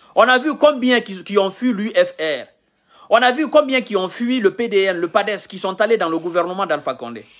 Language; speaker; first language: French; non-native, local second language; Mandingo